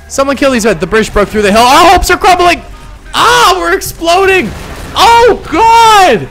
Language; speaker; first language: English; native; English